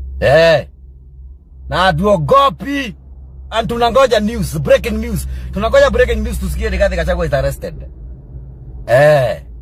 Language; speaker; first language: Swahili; non-native, local second language; Kikuyu